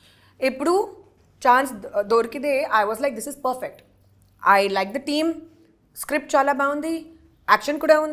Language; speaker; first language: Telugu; non-native, learner; Hindi